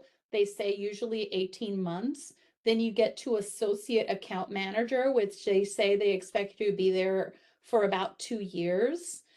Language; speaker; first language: English; native; English